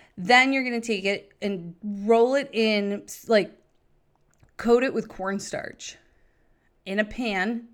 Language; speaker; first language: English; native; English